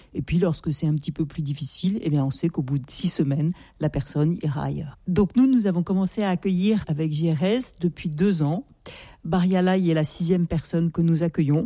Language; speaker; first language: French; native; French